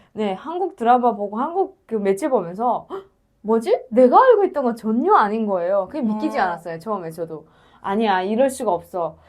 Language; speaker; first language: Korean; native; Korean